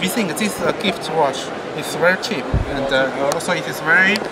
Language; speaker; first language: English; non-native, learner; Chinese